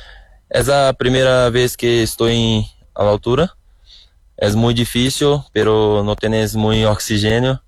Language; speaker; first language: Spanish; non-native, learner; Portuguese